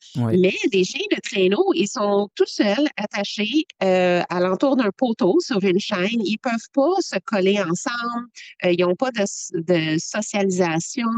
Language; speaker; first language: French; native; French